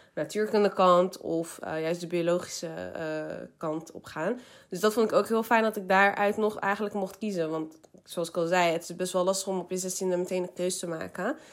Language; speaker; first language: Dutch; early bilingual, other home language; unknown